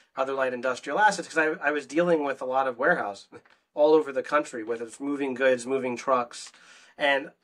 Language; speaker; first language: English; native; English